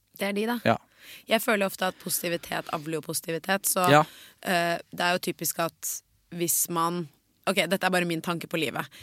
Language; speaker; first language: Norwegian; native; Norwegian